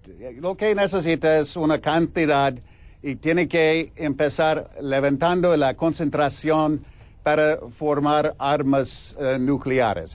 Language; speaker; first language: Spanish; non-native, fluent; English